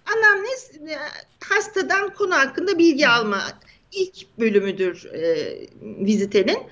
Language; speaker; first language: Turkish; native; Turkish